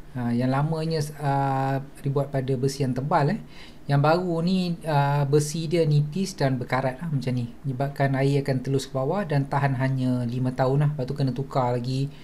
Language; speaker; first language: Malay; native; Malay